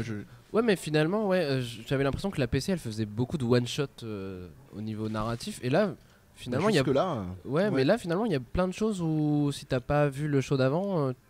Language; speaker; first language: French; native; French